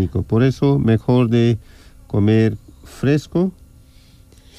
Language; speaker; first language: Spanish; non-native, fluent; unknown